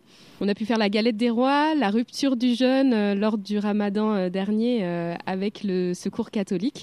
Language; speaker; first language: French; native; French